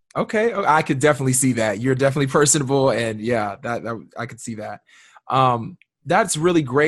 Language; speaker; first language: English; native; English